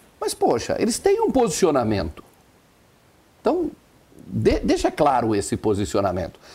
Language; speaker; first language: Portuguese; non-native, local second language; German